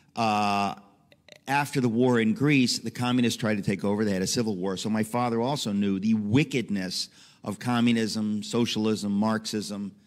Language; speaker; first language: English; native; English